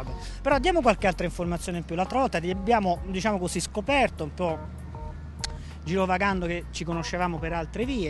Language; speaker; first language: Italian; native; Italian